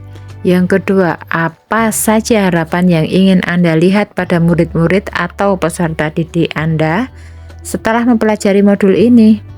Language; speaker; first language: Indonesian; native; Indonesian